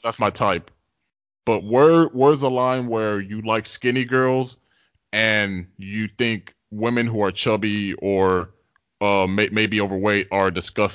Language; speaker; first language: English; native; English